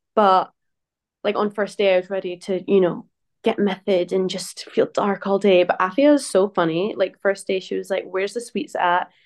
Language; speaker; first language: English; native; English